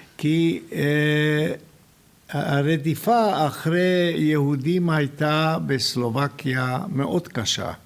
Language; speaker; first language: Hebrew; non-native, fluent; Hungarian